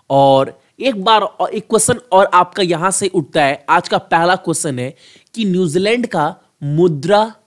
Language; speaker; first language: Hindi; native; Hindi